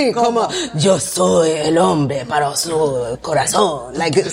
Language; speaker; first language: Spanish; non-native, learner; English